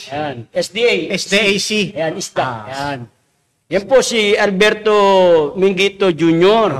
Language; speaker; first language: Filipino; native; Filipino